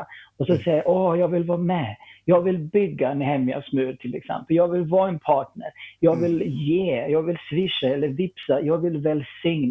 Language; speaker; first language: Swedish; non-native, fluent; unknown